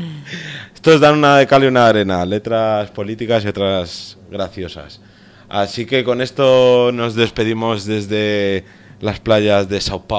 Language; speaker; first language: Spanish; native; Spanish